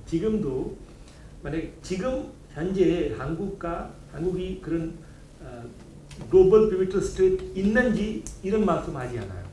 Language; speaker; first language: Korean; non-native, learner; Hindi